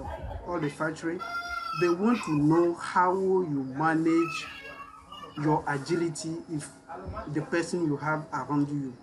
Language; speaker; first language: English; non-native, learner; French